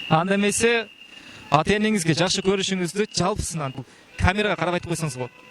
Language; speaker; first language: Kyrgyz; native; Kyrgyz